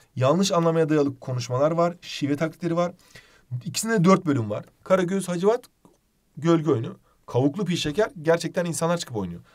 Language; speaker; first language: Turkish; native; Turkish